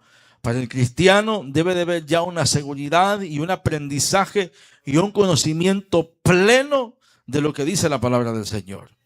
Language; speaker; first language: Spanish; native; Spanish